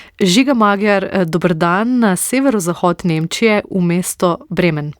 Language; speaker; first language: Slovenian; native; Slovenian